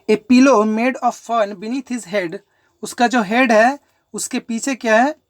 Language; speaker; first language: Hindi; non-native, local second language; Bangla